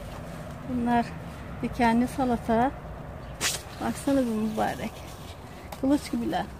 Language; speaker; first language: Turkish; native; Turkish